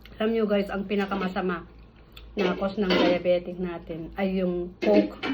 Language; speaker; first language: Filipino; non-native, local second language; Iloko